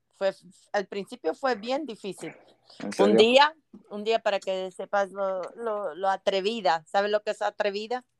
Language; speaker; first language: Spanish; native; Spanish